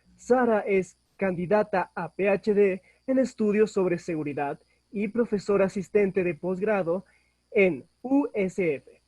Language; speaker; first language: Spanish; native; Spanish